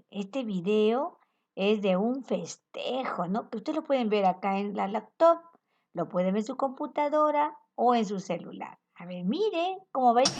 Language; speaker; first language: Spanish; native; Spanish